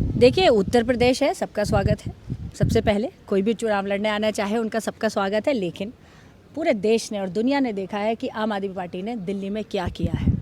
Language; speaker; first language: Hindi; native; Hindi